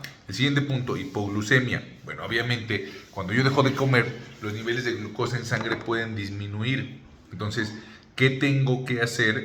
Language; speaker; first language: Spanish; native; Spanish